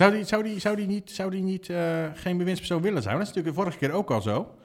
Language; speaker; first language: Dutch; native; Dutch